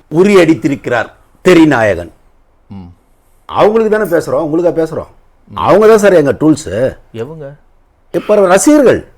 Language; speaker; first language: Tamil; native; Tamil